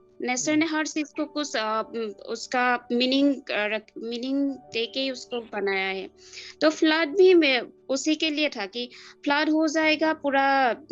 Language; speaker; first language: Hindi; non-native, local second language; Assamese